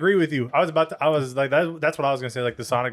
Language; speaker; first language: English; native; English